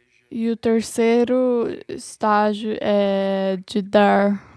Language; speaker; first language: Portuguese; non-native, learner; English